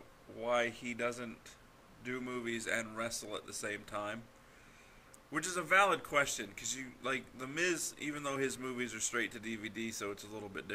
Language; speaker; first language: English; native; English